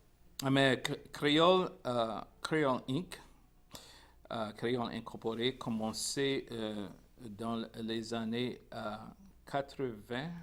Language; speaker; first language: French; non-native, local second language; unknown